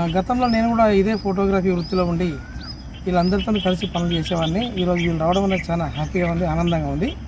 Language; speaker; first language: Telugu; native; Telugu